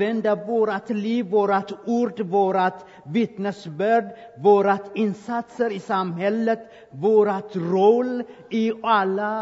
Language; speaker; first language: Swedish; non-native, fluent; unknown